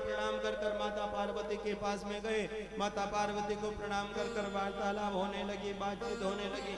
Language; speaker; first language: Hindi; native; Hindi